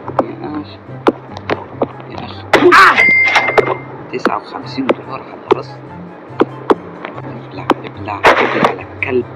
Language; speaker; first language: Arabic; native; Arabic